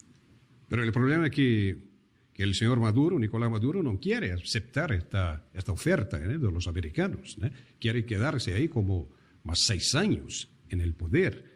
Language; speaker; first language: Spanish; non-native, fluent; Portuguese